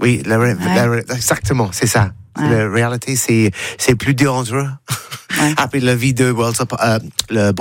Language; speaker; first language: French; non-native, learner; English